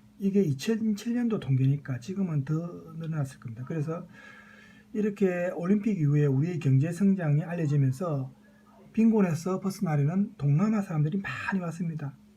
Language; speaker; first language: Korean; native; Korean